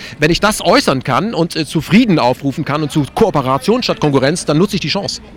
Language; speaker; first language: German; native; German